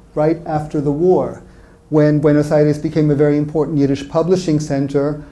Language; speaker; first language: English; native; English